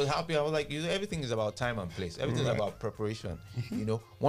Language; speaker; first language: English; non-native, local second language; Yoruba